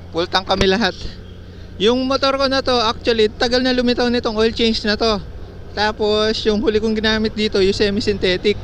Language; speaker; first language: Filipino; non-native, local second language; Pampanga